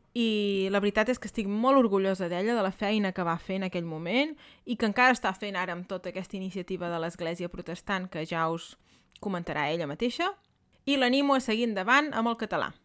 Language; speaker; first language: Catalan; native; Catalan